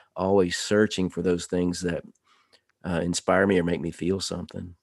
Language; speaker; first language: English; native; English